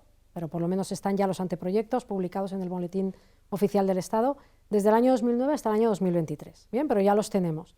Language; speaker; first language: Spanish; native; Spanish